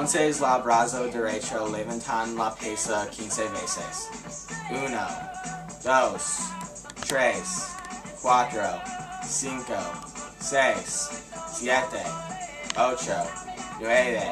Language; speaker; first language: Spanish; non-native, learner; English